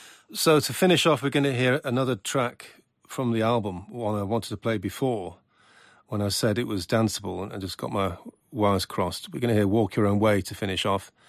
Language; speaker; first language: English; native; English